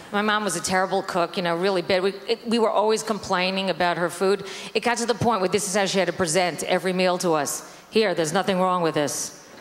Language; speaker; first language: English; native; English